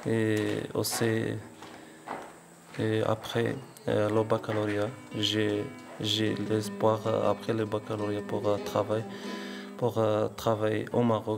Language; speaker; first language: French; non-native, local second language; Arabic